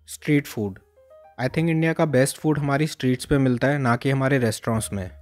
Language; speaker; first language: Hindi; native; Hindi